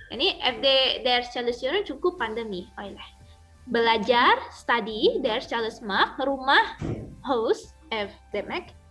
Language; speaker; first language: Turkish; non-native, fluent; Indonesian